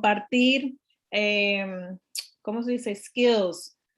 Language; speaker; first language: Spanish; non-native, learner; English